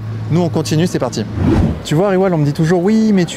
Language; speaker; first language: French; native; French